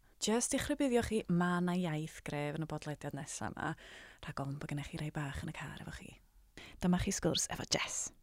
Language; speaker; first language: Welsh; native; Welsh